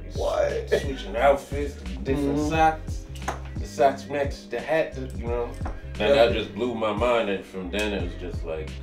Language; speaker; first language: English; native; English